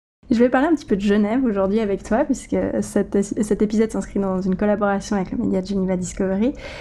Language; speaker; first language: French; native; French